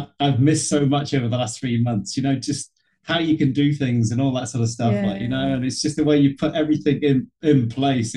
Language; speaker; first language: English; native; English